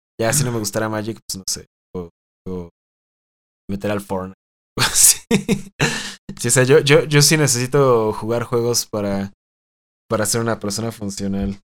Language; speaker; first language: Spanish; native; Spanish